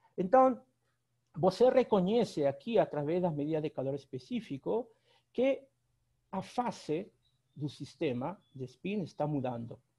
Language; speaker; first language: Spanish; native; Spanish